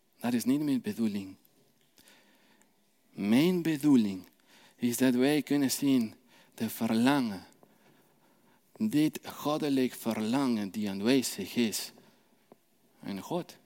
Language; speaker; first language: Dutch; non-native, fluent; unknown